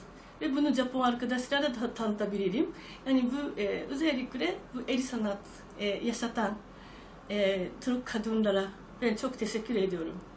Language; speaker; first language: Turkish; non-native, fluent; Japanese